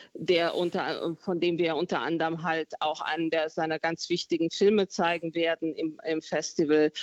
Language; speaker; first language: German; early bilingual, other home language; Romanian